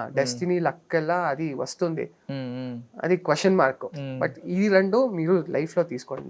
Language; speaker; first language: Telugu; non-native, learner; Kannada